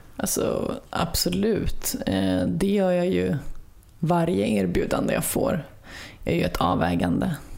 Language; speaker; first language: Swedish; early bilingual, other home language; Lithuanian